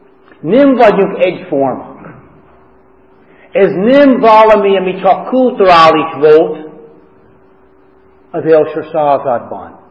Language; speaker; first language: Hungarian; non-native, fluent; English